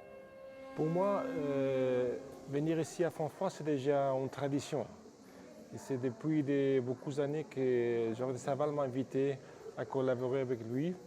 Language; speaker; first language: French; non-native, fluent; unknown